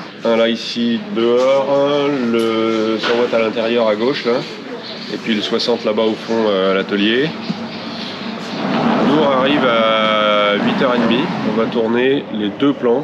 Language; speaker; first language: French; native; French